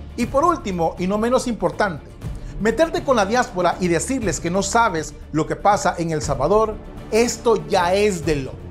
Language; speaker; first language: Spanish; native; Spanish